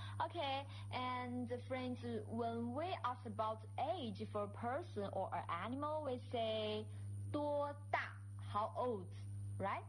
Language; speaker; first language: English; non-native, fluent; Chinese